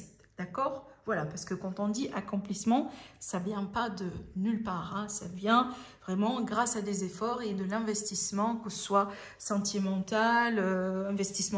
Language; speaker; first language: French; native; French